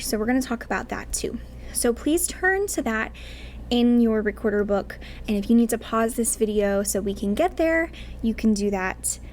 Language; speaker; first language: English; native; English